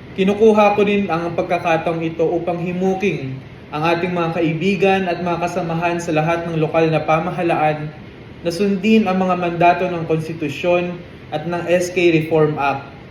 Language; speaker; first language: Filipino; non-native, local second language; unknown